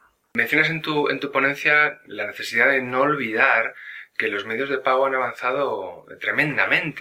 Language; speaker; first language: Spanish; native; Spanish